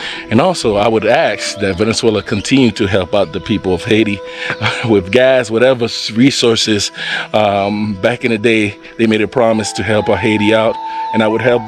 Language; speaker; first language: English; native; English